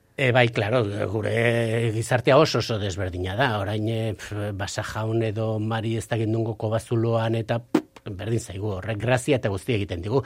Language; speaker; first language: Basque; native; Basque